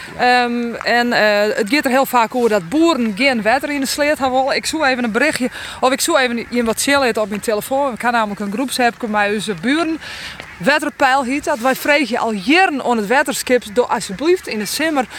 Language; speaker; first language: Dutch; non-native, local second language; Western Frisian